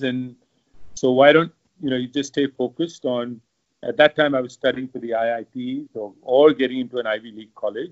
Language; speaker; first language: English; non-native, local second language; Hindi